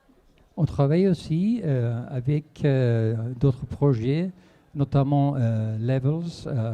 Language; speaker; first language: French; non-native, fluent; Spanish